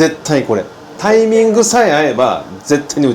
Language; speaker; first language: Japanese; native; Japanese